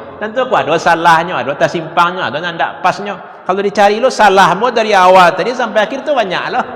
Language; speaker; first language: Malay; non-native, local second language; Minangkabau